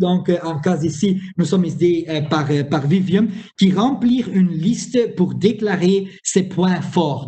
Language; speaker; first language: French; non-native, local second language; Dutch